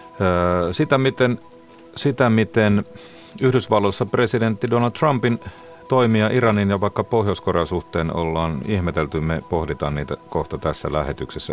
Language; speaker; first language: Finnish; native; Finnish